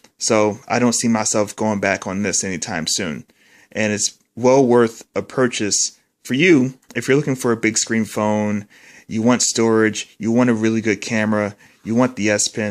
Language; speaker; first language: English; native; English